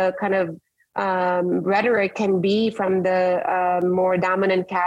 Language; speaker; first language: English; non-native, local second language; Marathi